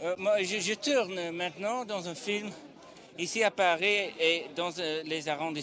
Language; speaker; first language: French; non-native, learner; English